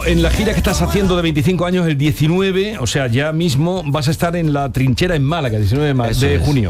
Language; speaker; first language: Spanish; native; Spanish